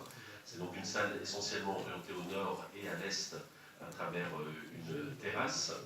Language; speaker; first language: French; native; French